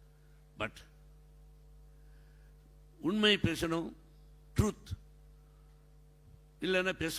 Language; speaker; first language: Tamil; non-native, learner; Telugu